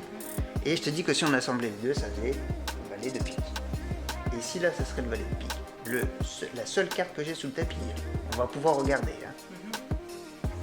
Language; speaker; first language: French; native; French